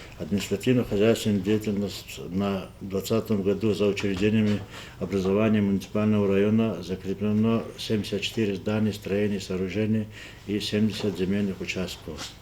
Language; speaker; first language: Russian; non-native, local second language; Lezghian